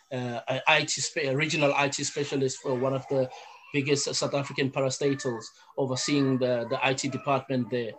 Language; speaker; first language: English; non-native, local second language; Zulu